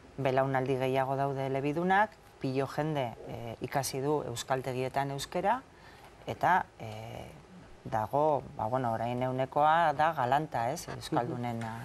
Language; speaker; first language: Basque; non-native, local second language; Spanish